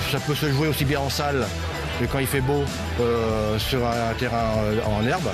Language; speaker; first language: French; native; French